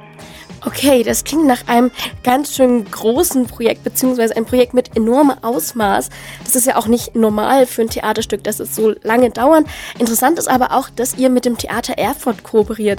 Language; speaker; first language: German; native; German